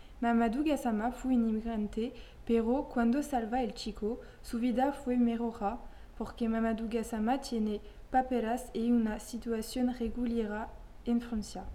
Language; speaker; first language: Spanish; non-native, learner; French